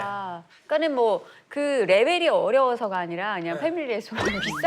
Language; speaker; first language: Korean; native; Korean